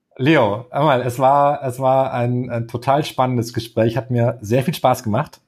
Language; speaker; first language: German; native; German